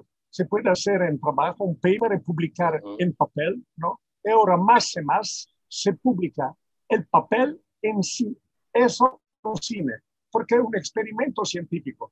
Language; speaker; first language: Spanish; non-native, fluent; Italian